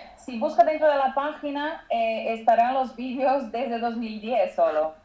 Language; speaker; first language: Spanish; non-native, fluent; Portuguese